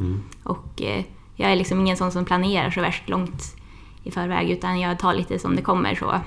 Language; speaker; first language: Swedish; native; Swedish